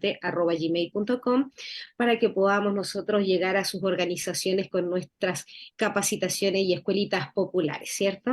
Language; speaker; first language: Spanish; native; Spanish